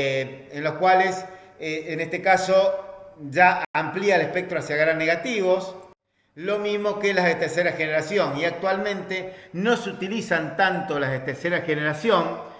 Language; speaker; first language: Spanish; native; Spanish